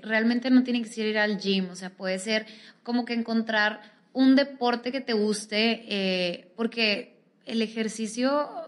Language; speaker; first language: Spanish; native; Spanish